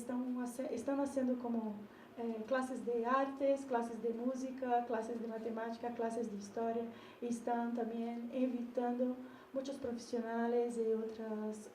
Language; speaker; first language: Spanish; non-native, learner; Portuguese